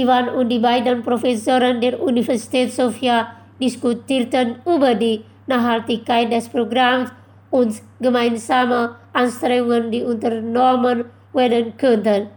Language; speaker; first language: German; non-native, fluent; Indonesian